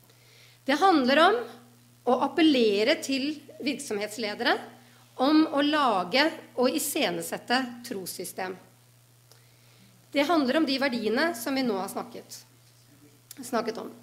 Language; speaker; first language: Norwegian; native; Norwegian